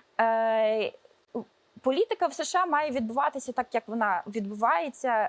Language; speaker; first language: Ukrainian; early bilingual, heritage; Ukrainian